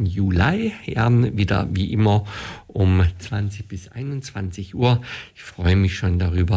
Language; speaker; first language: German; native; German